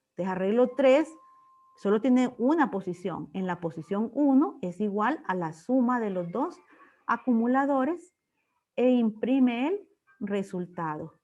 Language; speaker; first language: Spanish; native; Spanish